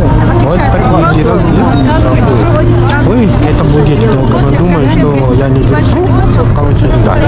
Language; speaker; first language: Russian; non-native, fluent; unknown